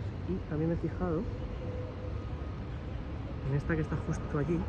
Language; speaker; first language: Spanish; native; Spanish